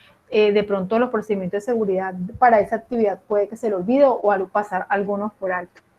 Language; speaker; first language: Spanish; native; Spanish